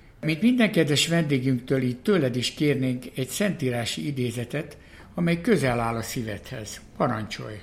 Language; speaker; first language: Hungarian; native; Hungarian